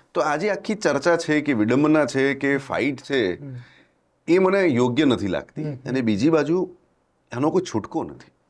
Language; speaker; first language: Gujarati; non-native, local second language; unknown